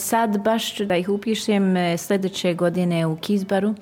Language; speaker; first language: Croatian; early bilingual, heritage; Serbian